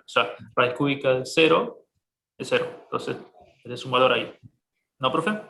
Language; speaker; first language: Spanish; native; Spanish